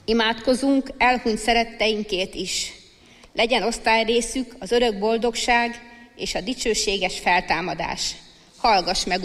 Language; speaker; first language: Hungarian; native; Hungarian